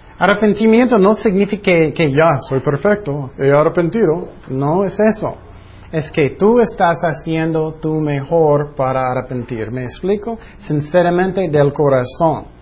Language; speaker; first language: Spanish; non-native, fluent; English